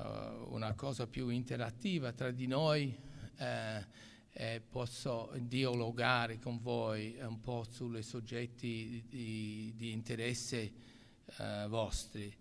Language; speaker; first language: Italian; non-native, local second language; English